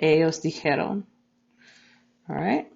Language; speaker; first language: Spanish; non-native, fluent; English